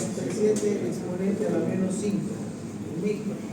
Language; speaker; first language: Spanish; native; Spanish